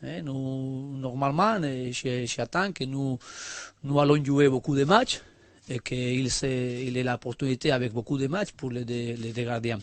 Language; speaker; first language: French; non-native, learner; Spanish